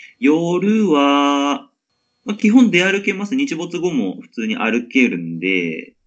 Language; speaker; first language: Japanese; native; Japanese